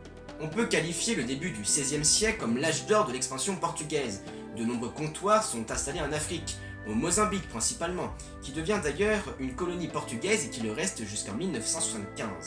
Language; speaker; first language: French; native; French